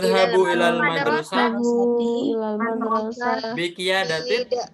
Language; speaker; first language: Arabic; non-native, fluent; Indonesian